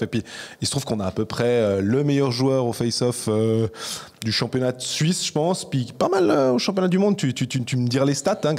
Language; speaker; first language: French; native; French